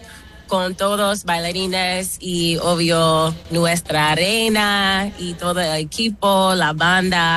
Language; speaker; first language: Spanish; non-native, learner; English